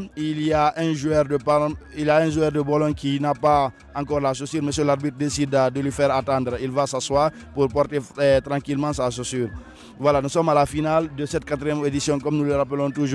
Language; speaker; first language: French; non-native, local second language; Fula